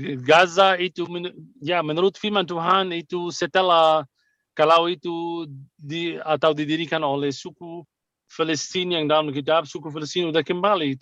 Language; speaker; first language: Indonesian; non-native, fluent; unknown